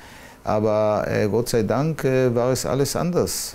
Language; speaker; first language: German; non-native, fluent; Hebrew